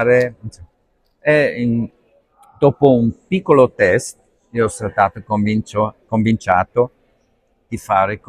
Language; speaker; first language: Italian; non-native, learner; Arabic